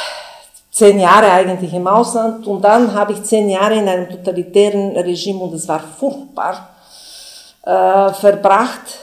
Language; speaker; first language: German; non-native, fluent; Bulgarian